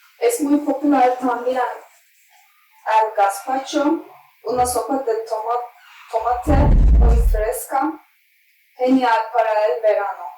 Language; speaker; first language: Spanish; non-native, learner; Turkish